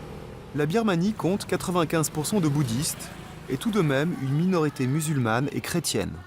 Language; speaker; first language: French; native; French